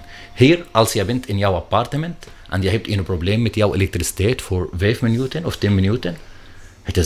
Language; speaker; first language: Dutch; non-native, learner; Arabic